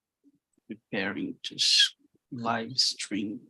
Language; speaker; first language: English; non-native, fluent; Portuguese